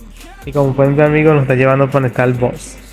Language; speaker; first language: Spanish; non-native, fluent; Portuguese